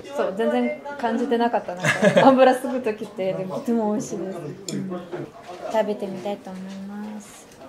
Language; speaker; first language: Japanese; non-native, fluent; Russian